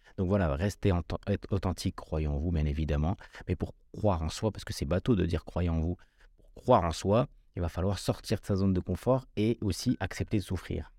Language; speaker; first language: French; early bilingual, other home language; Kabyle